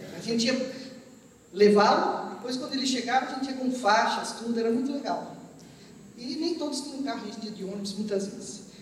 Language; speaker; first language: Portuguese; early bilingual, other home language; Armenian